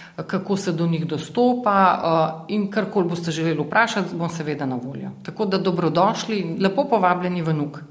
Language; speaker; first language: Slovenian; native; Slovenian